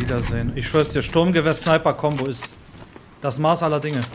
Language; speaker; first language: German; native; German